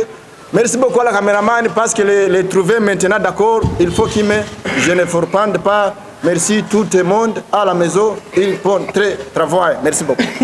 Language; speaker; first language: French; non-native, learner; Rundi